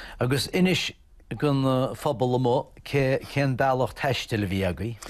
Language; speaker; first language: Irish; native; Irish